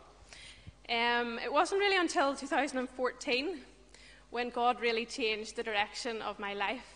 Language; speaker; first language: English; native; English